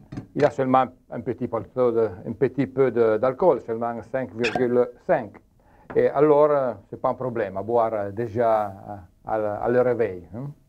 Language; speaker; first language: French; non-native, learner; Italian